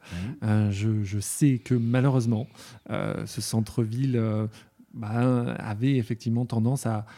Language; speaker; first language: French; native; French